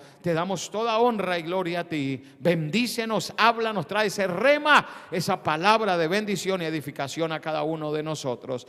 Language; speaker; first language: Spanish; native; Spanish